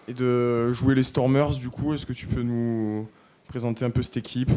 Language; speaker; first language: French; native; French